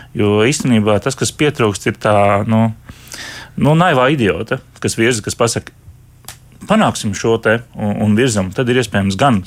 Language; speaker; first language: Latvian; native; Latvian